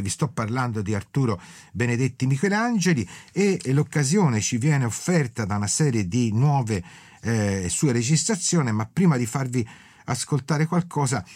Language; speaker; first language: Italian; native; Italian